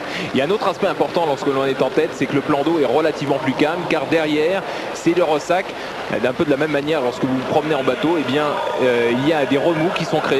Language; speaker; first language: French; native; French